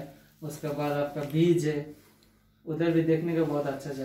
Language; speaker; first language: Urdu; non-native, local second language; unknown